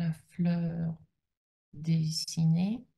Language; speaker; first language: French; non-native, learner; Russian